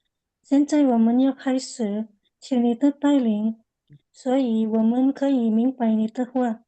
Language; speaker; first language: Chinese; non-native, learner; Indonesian